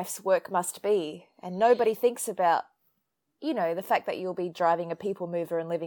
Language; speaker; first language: English; native; English